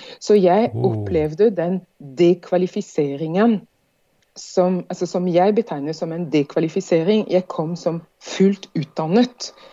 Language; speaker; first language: Norwegian; non-native, fluent; French